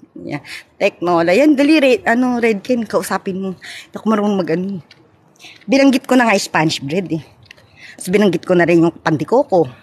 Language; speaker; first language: Filipino; non-native, local second language; Cebuano